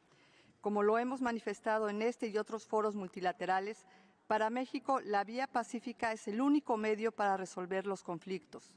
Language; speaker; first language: Spanish; native; Spanish